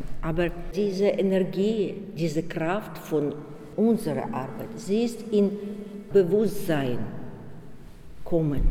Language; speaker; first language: German; non-native, learner; Ukrainian